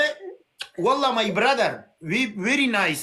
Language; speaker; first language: English; non-native, learner; Pashto